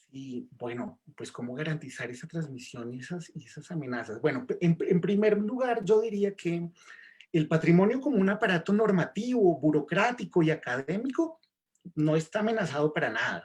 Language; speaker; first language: Spanish; native; Spanish